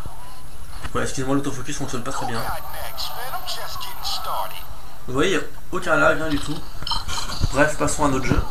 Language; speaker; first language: French; native; French